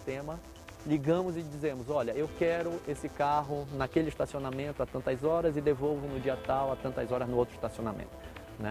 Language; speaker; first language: Portuguese; native; Portuguese